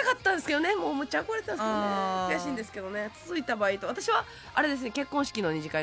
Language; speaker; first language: Japanese; native; Japanese